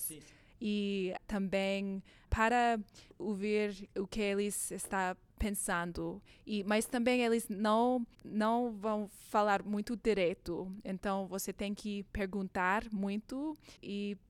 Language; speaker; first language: Portuguese; non-native, learner; English